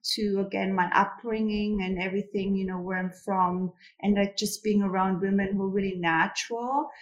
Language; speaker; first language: English; non-native, fluent; German